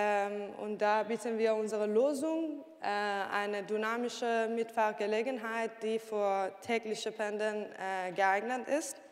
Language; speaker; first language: German; non-native, learner; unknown